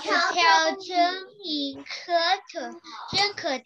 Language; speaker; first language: Chinese; early bilingual, heritage; Chinese